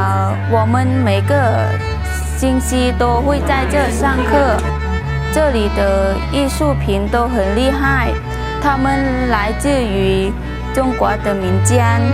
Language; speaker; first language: Chinese; non-native, learner; Lao